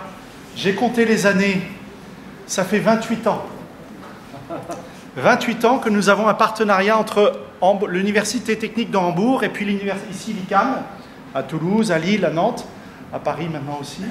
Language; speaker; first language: French; native; French